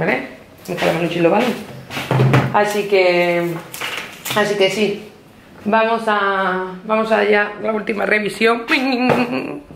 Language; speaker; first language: Spanish; native; Spanish